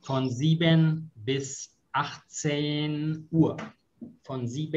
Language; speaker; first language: German; non-native, fluent; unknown